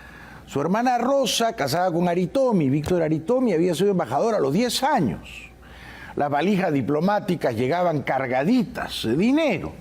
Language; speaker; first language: Spanish; native; Spanish